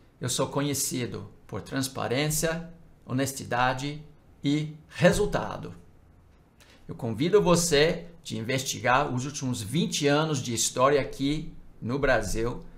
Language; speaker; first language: Portuguese; non-native, fluent; English